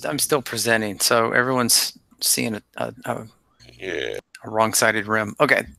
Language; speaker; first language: English; native; English